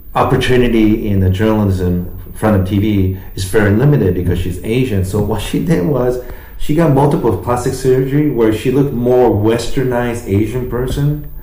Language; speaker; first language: English; early bilingual, other home language; Japanese